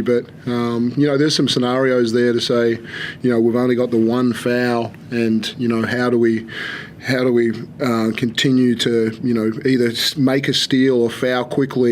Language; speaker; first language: English; native; English